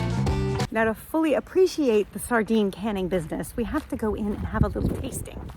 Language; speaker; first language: English; native; English